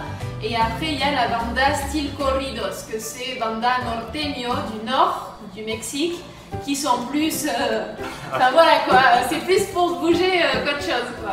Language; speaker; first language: French; native; French